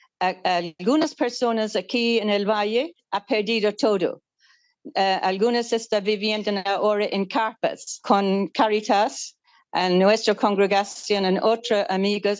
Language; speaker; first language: Spanish; non-native, fluent; English